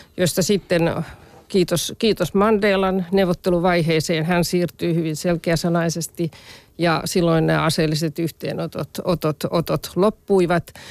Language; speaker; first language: Finnish; native; Finnish